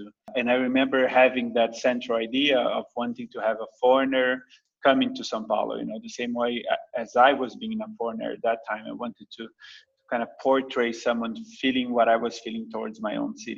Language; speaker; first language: English; non-native, fluent; Portuguese